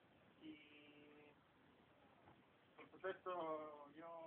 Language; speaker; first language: Spanish; non-native, learner; Hebrew